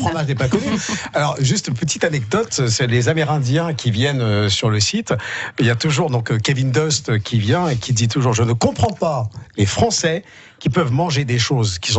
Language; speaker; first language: French; native; French